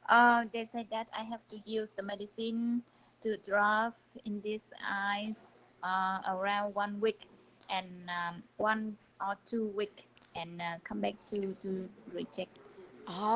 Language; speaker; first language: English; non-native, learner; Vietnamese